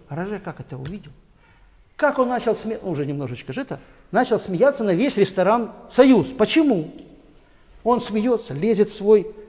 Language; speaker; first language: Russian; native; Russian